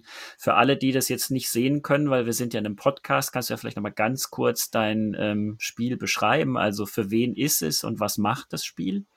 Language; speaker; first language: German; native; German